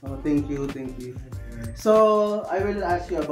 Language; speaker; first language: English; non-native, local second language; Filipino